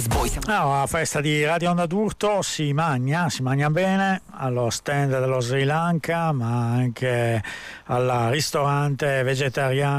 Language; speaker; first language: Italian; native; Italian